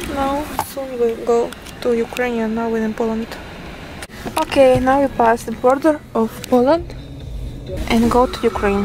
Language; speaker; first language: English; non-native, learner; Russian